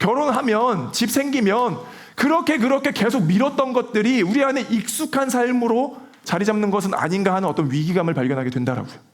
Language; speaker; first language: Korean; native; Korean